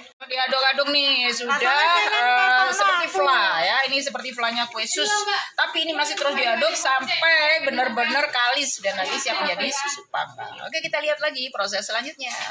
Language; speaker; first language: Indonesian; native; Indonesian